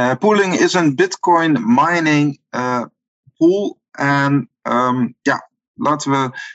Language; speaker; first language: Dutch; native; Dutch